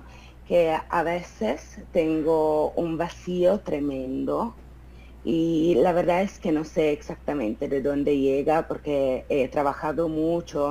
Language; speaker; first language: Spanish; non-native, fluent; Italian